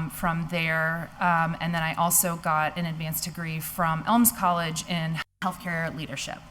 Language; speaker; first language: English; native; English